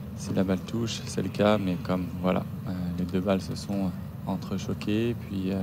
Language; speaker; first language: French; native; French